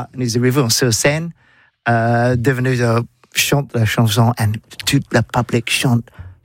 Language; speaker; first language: French; non-native, learner; English